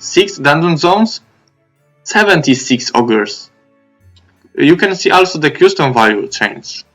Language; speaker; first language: English; non-native, fluent; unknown